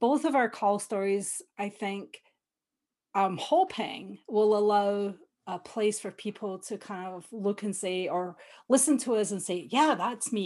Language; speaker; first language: English; native; English